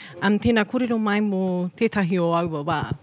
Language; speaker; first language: Māori; non-native, local second language; English